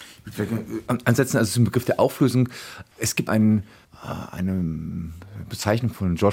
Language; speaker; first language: German; native; German